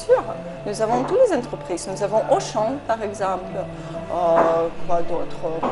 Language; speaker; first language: French; non-native, fluent; Ukrainian